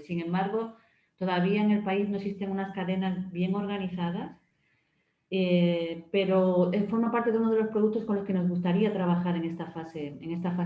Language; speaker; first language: Spanish; native; Spanish